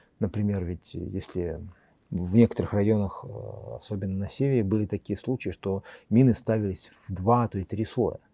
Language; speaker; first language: Russian; native; Russian